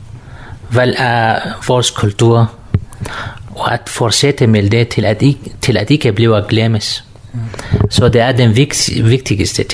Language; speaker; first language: Danish; non-native, learner; Kurdish